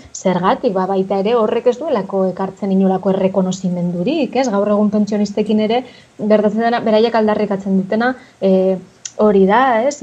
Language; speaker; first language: Basque; native; Basque